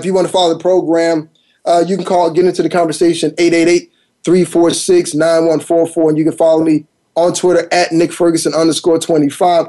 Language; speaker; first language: English; native; English